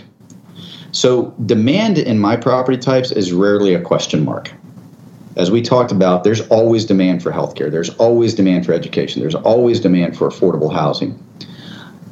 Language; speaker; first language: English; native; English